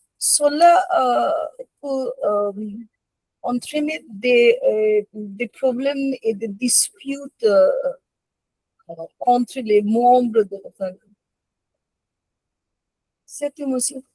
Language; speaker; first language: French; non-native, learner; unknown